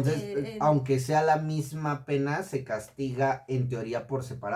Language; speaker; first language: Spanish; native; Spanish